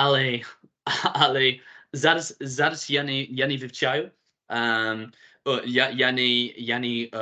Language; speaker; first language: Ukrainian; non-native, learner; English